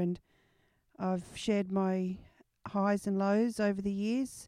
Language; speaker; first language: English; native; English